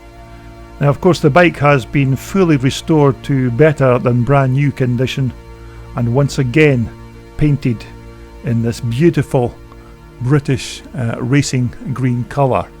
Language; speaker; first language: English; native; English